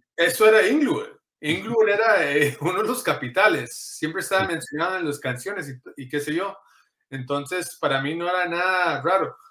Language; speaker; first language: Spanish; early bilingual, heritage; Spanish